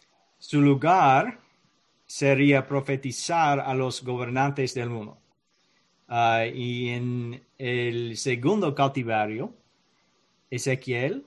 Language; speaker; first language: Spanish; non-native, learner; English